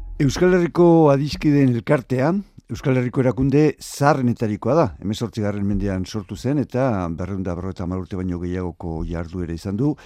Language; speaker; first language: Basque; native; Basque